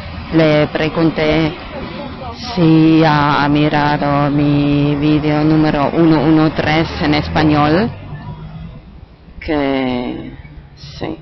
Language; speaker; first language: Spanish; non-native, learner; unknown